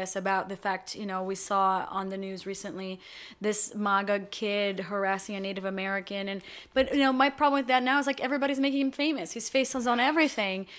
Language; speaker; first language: English; non-native, fluent; Portuguese